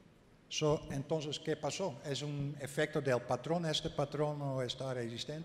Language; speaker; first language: Spanish; non-native, learner; Dutch